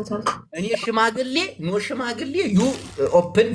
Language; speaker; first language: English; non-native, learner; Amharic